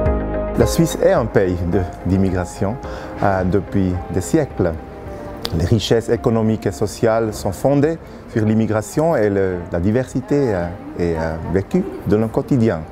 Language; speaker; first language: French; non-native, local second language; German